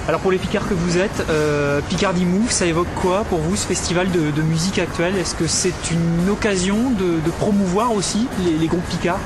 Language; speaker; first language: French; native; French